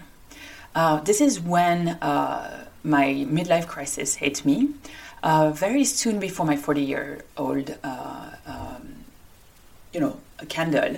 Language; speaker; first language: English; non-native, fluent; French